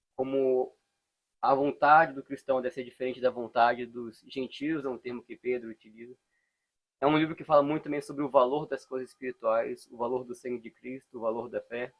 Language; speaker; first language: Portuguese; native; Portuguese